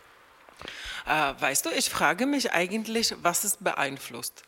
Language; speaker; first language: German; non-native, fluent; Czech